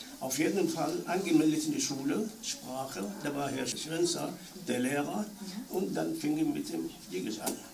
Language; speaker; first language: German; non-native, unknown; Arabic